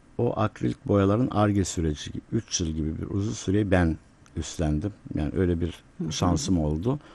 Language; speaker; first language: Turkish; native; Turkish